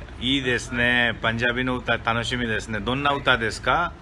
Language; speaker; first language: Japanese; non-native, fluent; Hindi